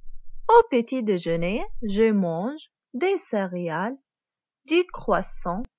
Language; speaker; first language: French; non-native, fluent; Arabic